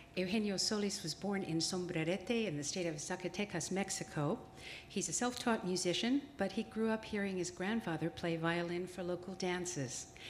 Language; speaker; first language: English; native; English